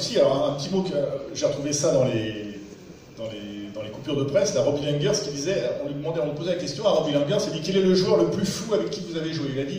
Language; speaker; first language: French; native; French